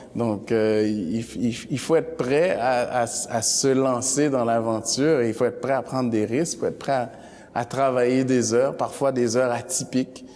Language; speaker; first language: French; early bilingual, other home language; Haitian Creole